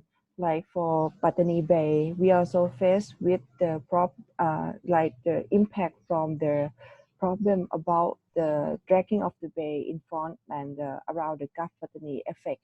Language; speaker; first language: English; non-native, learner; Thai